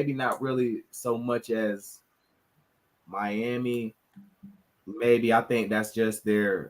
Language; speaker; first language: English; native; English